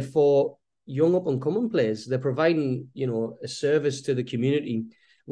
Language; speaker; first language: English; native; English